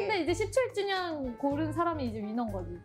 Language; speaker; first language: Korean; native; Korean